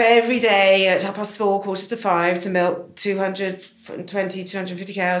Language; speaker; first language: English; native; English